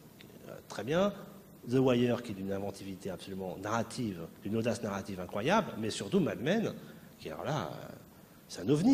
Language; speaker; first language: French; native; French